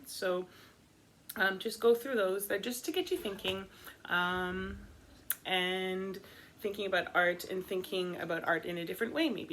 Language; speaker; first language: English; native; English